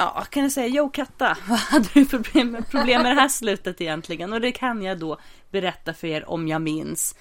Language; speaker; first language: Swedish; native; Swedish